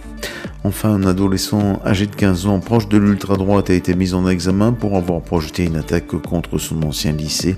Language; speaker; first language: French; native; French